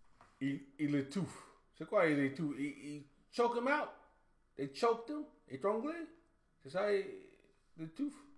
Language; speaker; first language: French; non-native, learner; English